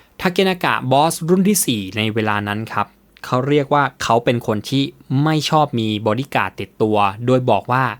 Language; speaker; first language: Thai; native; Thai